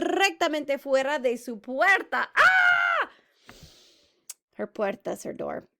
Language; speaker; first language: Spanish; non-native, fluent; English